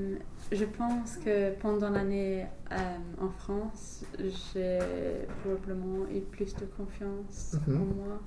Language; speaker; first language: French; non-native, fluent; English